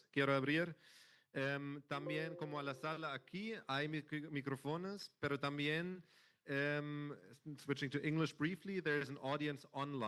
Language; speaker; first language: Spanish; non-native, fluent; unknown